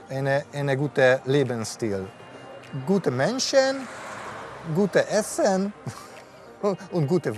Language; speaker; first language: German; non-native, learner; Hungarian